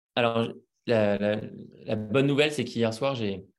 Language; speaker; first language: French; native; French